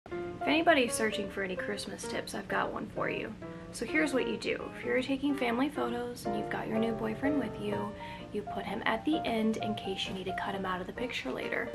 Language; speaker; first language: English; native; English